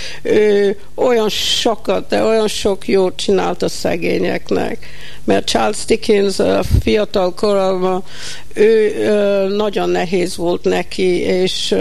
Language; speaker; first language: Hungarian; early bilingual, heritage; Hungarian